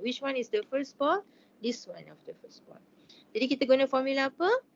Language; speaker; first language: English; non-native, local second language; Malay